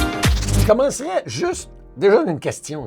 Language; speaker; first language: French; native; French